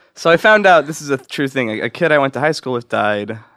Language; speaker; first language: English; native; English